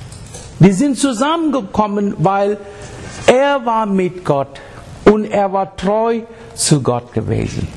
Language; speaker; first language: German; non-native, learner; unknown